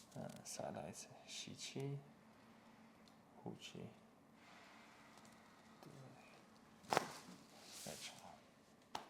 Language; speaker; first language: Chinese; non-native, fluent; English